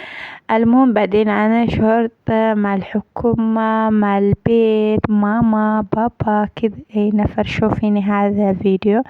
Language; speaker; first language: Arabic; non-native, learner; Amharic